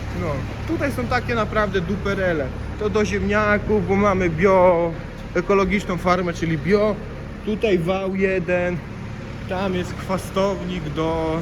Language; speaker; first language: Polish; native; Polish